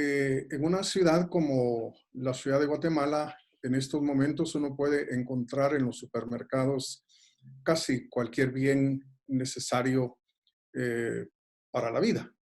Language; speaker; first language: Spanish; native; Spanish